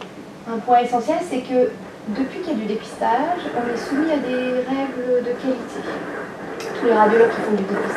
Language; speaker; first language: French; native; French